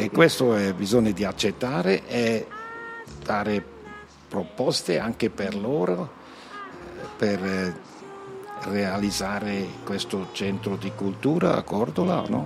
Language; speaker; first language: Italian; non-native, learner; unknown